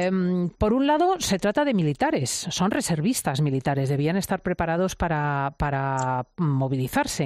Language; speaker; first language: Spanish; native; Spanish